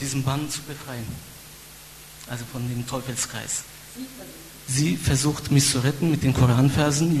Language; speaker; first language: German; non-native, fluent; Turkish